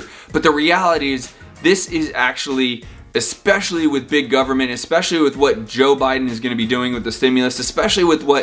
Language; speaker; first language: English; native; English